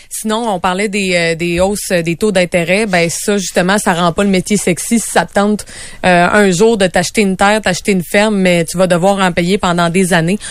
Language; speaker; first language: French; native; French